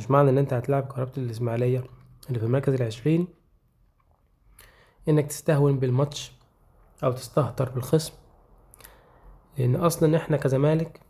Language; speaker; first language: Arabic; native; Arabic